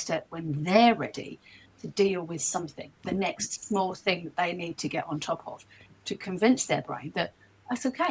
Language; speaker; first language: English; native; English